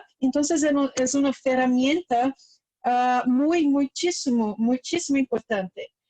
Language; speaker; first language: Spanish; non-native, learner; Portuguese